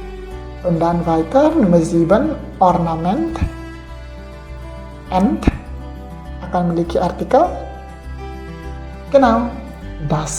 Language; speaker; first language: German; non-native, fluent; Indonesian